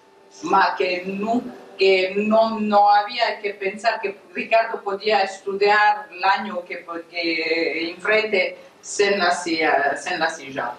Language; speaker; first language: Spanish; non-native, learner; Italian